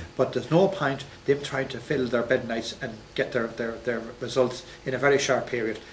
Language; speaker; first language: English; native; English